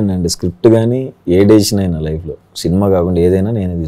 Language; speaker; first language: Telugu; native; Telugu